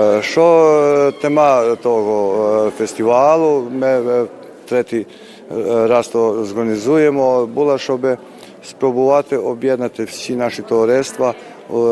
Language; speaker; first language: Ukrainian; early bilingual, heritage; Ukrainian